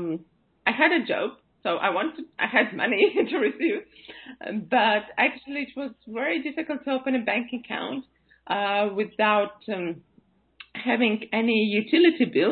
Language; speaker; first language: English; non-native, fluent; Russian